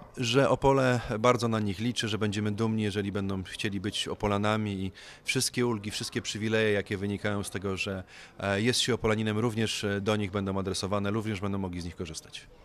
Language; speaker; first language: Polish; native; Polish